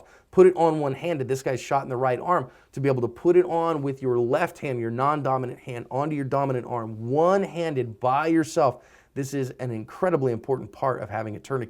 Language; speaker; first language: English; native; English